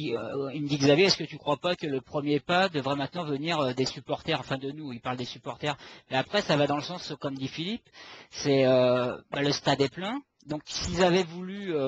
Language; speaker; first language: French; native; French